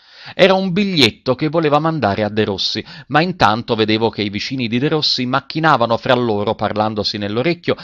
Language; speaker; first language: Italian; native; Italian